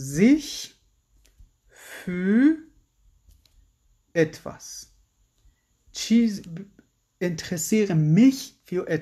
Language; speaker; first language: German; non-native, fluent; Persian